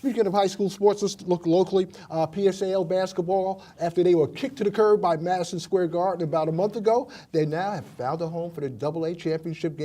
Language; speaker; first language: English; native; English